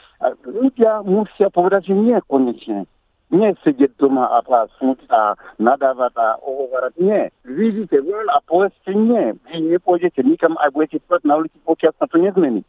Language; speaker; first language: Slovak; non-native, fluent; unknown